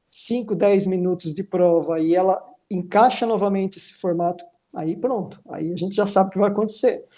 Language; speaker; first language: Portuguese; native; Portuguese